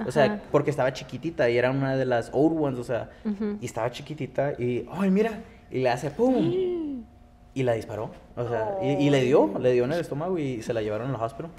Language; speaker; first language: Spanish; early bilingual, heritage; Spanish